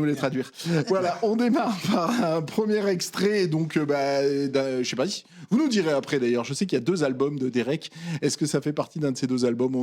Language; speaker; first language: French; native; French